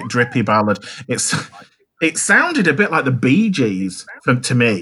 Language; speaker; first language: English; native; English